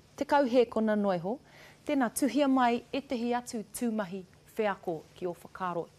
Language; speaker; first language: Māori; non-native, local second language; English